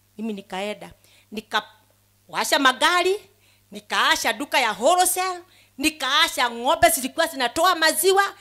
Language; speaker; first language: Swahili; non-native, local second language; Kikuyu